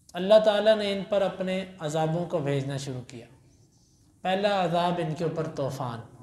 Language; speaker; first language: Urdu; non-native, local second language; Punjabi